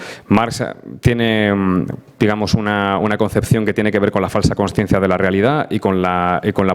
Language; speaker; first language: Spanish; native; Spanish